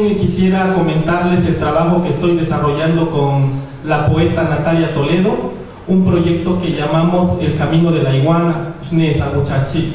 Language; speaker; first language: Spanish; non-native, local second language; Zapotec